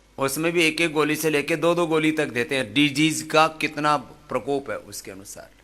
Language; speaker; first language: Hindi; native; Hindi